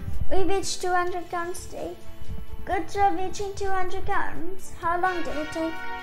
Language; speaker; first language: English; native; English